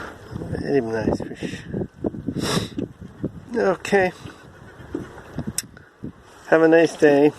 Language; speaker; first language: English; non-native, learner; Thai